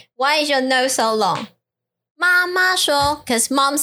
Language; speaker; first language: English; non-native, fluent; Chinese